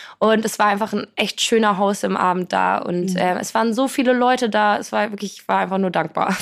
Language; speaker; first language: German; early bilingual, other home language; Polish